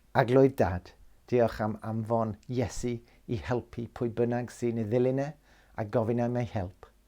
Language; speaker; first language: Welsh; non-native, local second language; English